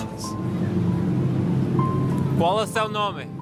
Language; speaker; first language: Portuguese; non-native, learner; English